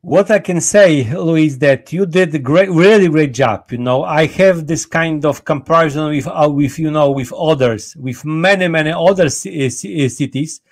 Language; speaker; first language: English; non-native, fluent; Polish